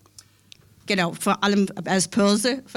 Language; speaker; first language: German; non-native, fluent; English